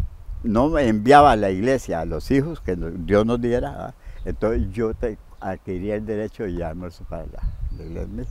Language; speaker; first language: Spanish; native; Spanish